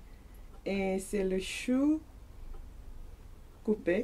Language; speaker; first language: French; non-native, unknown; Korean